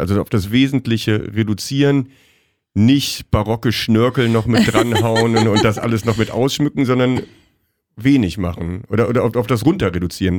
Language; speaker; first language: German; native; German